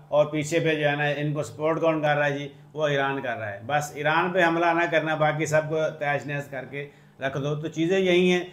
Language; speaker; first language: Urdu; non-native, local second language; Punjabi